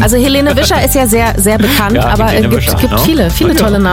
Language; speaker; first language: German; native; German